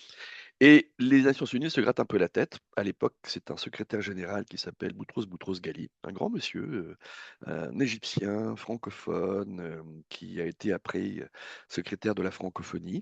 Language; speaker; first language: French; native; French